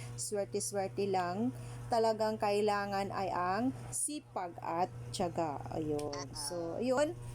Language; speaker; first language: Filipino; native; Filipino